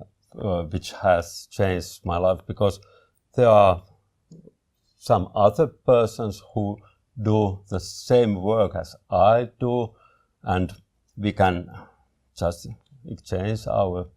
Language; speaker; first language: English; non-native, fluent; Finnish